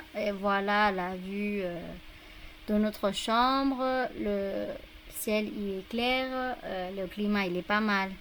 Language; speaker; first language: French; non-native, fluent; Burmese